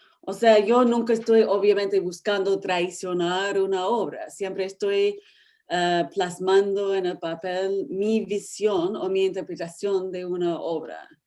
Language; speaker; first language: Spanish; non-native, fluent; English